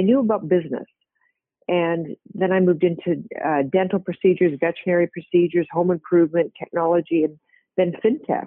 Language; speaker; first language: English; native; English